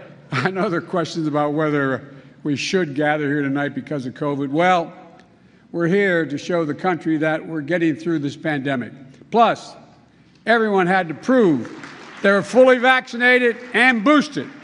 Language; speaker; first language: English; native; English